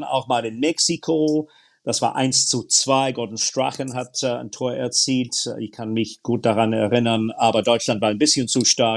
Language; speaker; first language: German; non-native, fluent; English